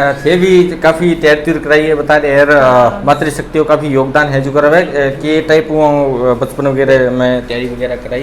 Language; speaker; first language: Hindi; native; Hindi